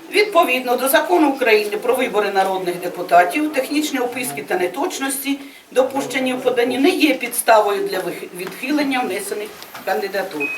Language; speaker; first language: Ukrainian; native; Ukrainian